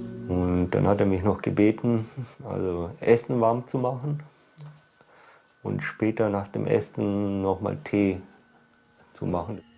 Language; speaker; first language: German; early bilingual, other home language; Croatian